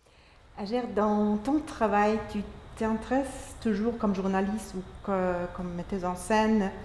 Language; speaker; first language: French; non-native, fluent; German